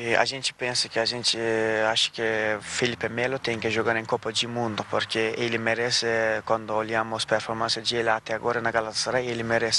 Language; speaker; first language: Portuguese; non-native, fluent; Turkish